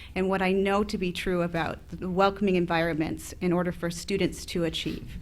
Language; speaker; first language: English; early bilingual, other home language; Spanish